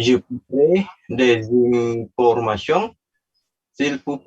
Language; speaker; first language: French; non-native, learner; Indonesian